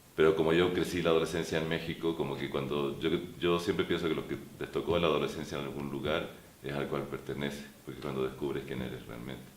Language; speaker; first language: Spanish; native; Spanish